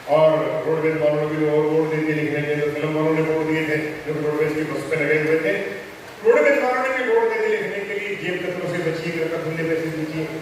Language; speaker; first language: Hindi; non-native, local second language; Punjabi